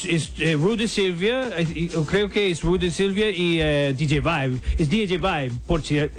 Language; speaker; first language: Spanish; non-native, learner; English